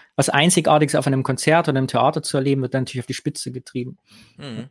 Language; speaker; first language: German; native; German